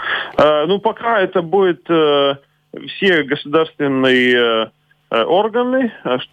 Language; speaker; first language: Russian; non-native, local second language; Latvian